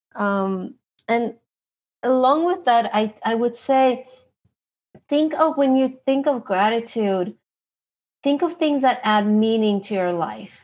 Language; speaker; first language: English; non-native, fluent; Turkish